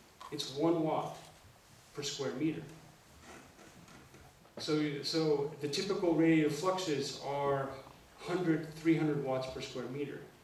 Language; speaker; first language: English; native; English